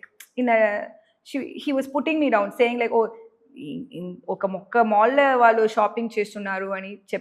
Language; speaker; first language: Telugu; non-native, local second language; Tamil